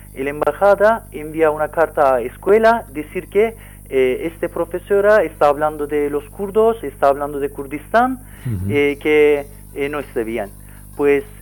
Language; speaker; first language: Spanish; non-native, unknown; Kurdish